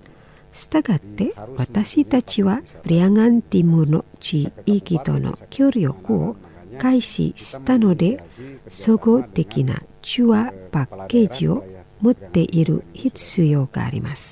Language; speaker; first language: Japanese; non-native, fluent; Indonesian